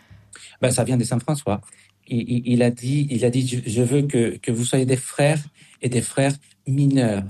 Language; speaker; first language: French; non-native, fluent; Spanish